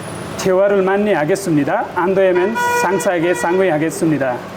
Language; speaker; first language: Korean; non-native, learner; Nepali